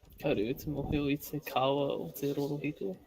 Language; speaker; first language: Māori; non-native, local second language; English